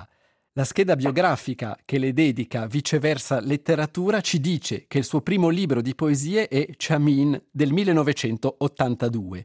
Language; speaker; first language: Italian; native; Italian